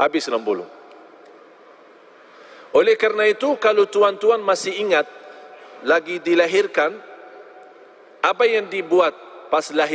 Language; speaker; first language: Indonesian; non-native, fluent; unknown